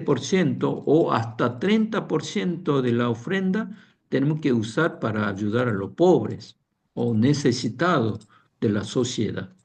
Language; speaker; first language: Spanish; non-native, fluent; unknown